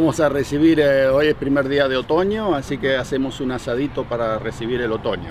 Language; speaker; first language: Spanish; native; Spanish